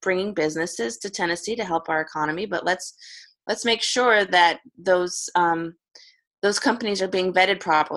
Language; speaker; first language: English; native; English